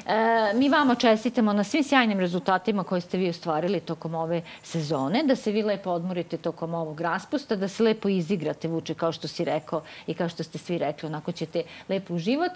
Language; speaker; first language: Croatian; native; Croatian